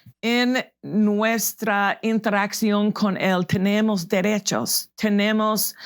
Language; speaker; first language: Spanish; non-native, fluent; English